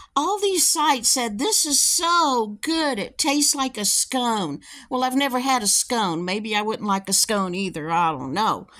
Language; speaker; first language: English; native; English